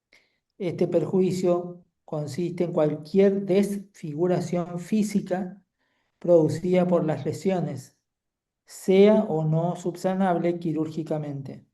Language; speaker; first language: Spanish; native; Spanish